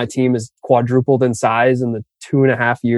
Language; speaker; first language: English; native; English